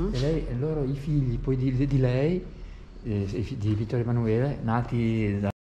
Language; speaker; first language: Italian; native; Italian